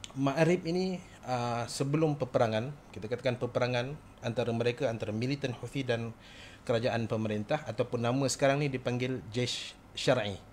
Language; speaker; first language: Malay; native; Malay